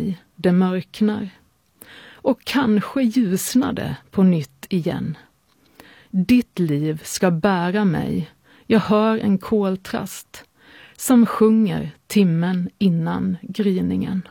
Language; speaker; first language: Swedish; native; Swedish